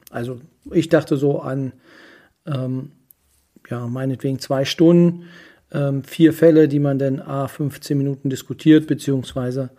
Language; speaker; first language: German; native; German